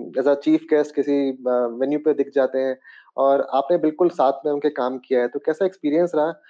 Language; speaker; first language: Hindi; native; Hindi